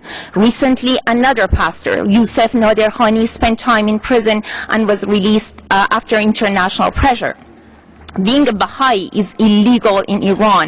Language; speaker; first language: English; non-native, fluent; Persian